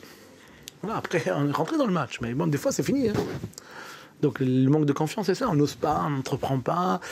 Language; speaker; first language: French; native; French